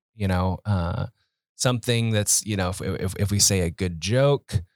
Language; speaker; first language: English; native; English